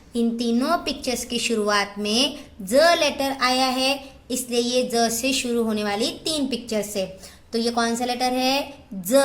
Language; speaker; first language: Hindi; non-native, local second language; Marathi